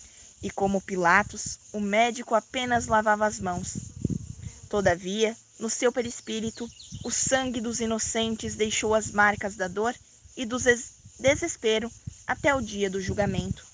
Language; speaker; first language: Portuguese; native; Portuguese